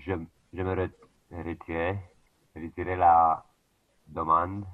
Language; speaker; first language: French; non-native, learner; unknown